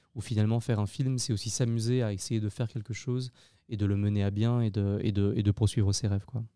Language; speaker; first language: French; native; French